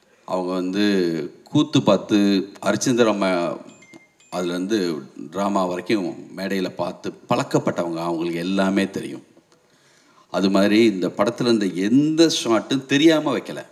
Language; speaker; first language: Tamil; native; Tamil